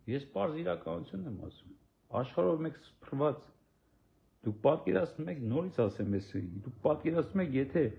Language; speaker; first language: Armenian; native; Armenian